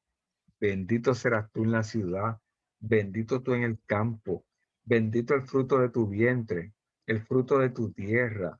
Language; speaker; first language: Spanish; native; Spanish